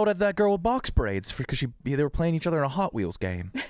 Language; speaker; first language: English; native; English